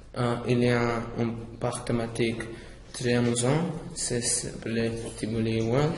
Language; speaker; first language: French; non-native, learner; English